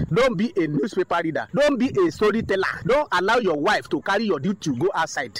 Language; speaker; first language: Nigerian Pidgin; non-native, local second language; Yoruba